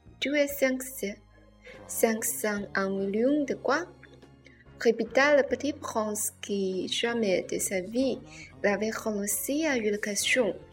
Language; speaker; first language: French; non-native, learner; Chinese